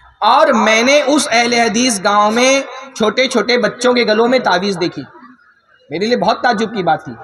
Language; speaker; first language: Urdu; native; Urdu